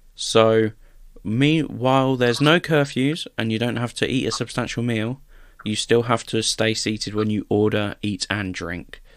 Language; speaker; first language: English; native; English